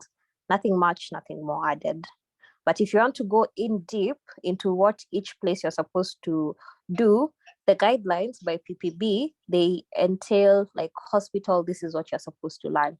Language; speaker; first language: English; non-native, local second language; Swahili